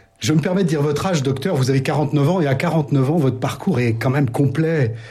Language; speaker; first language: French; native; French